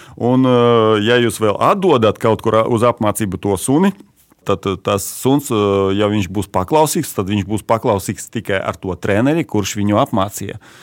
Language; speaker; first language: Latvian; non-native, local second language; Russian